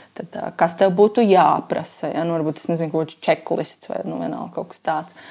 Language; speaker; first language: Latvian; native; Latvian